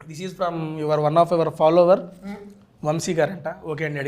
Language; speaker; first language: Telugu; native; Telugu